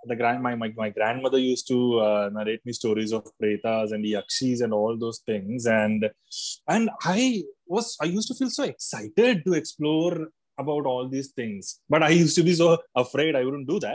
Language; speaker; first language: English; non-native, local second language; Malayalam